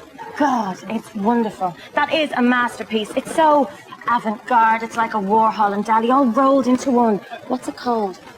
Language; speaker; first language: English; native; English